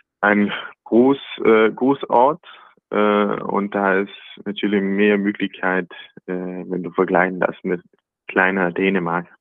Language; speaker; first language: German; non-native, learner; Danish